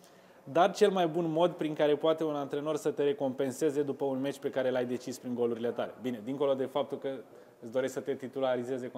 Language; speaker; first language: Romanian; native; Romanian